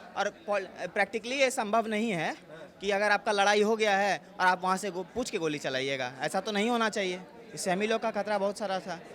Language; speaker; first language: Hindi; native; Hindi